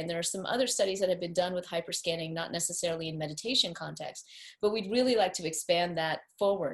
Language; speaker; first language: English; native; English